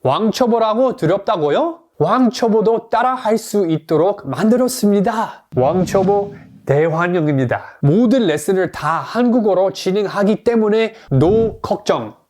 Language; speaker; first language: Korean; non-native, fluent; English